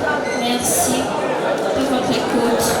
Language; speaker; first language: French; non-native, local second language; Rundi